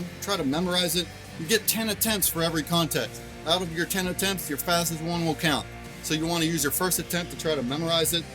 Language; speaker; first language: English; native; English